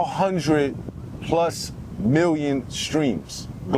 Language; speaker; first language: English; native; English